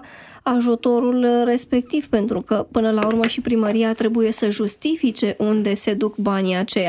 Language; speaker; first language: Romanian; native; Romanian